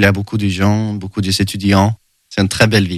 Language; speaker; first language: French; non-native, learner; Swedish